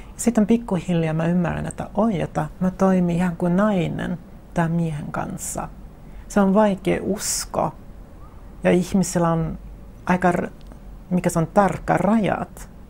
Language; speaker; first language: Finnish; non-native, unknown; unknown